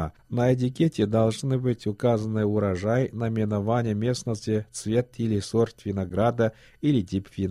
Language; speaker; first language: Russian; non-native, fluent; Chinese